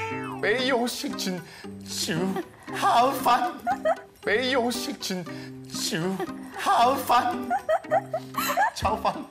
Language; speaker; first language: Chinese; non-native, learner; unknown